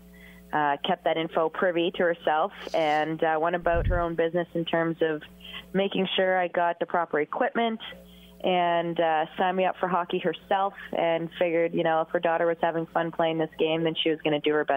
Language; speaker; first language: English; native; English